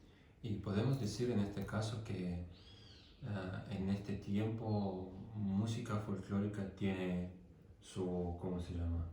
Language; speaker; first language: Spanish; non-native, fluent; Russian